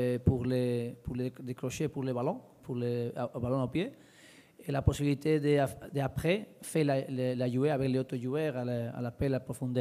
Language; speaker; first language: French; non-native, learner; Spanish